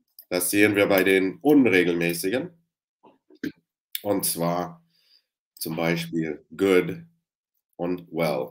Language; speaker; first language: German; non-native, fluent; English